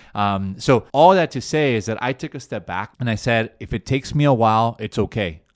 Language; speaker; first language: English; early bilingual, other home language; Spanish